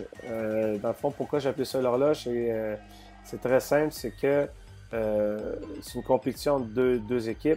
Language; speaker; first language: French; native; French